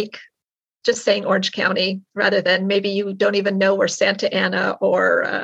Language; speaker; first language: English; native; English